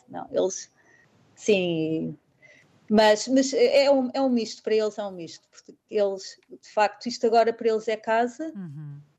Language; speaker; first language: Portuguese; native; Portuguese